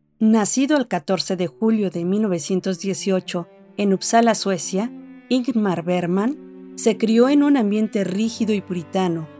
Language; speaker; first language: Spanish; native; Spanish